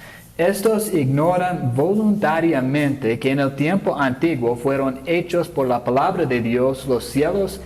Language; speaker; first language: Spanish; non-native, fluent; English